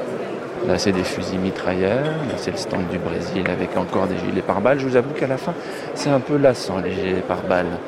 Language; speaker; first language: French; native; French